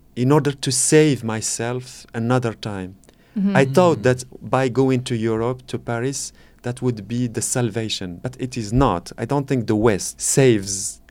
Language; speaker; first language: English; non-native, fluent; Arabic